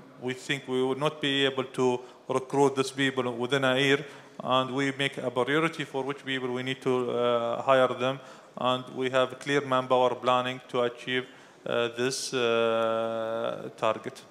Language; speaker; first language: English; non-native, fluent; Arabic